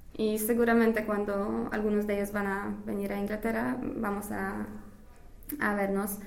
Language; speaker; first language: Spanish; non-native, fluent; English